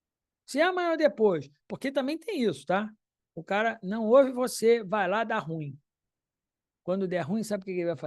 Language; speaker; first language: Portuguese; native; Portuguese